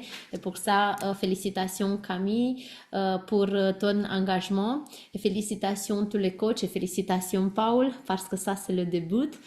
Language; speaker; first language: French; non-native, learner; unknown